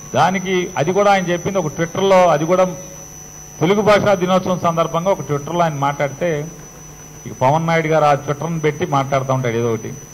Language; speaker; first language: Telugu; native; Telugu